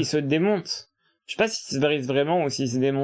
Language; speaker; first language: French; native; French